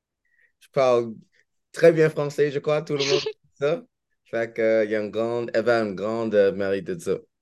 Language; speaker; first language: French; non-native, learner; English